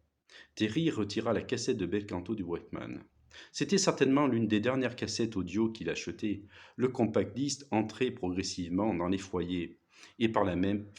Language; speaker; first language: French; native; French